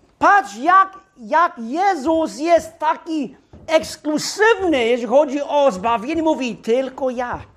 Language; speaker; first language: Polish; non-native, fluent; English